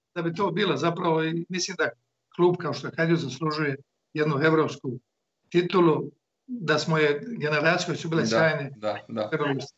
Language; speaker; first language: Croatian; native; Croatian